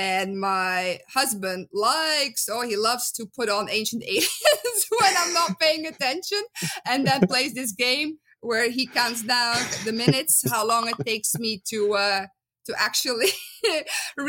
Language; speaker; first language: English; non-native, fluent; Dutch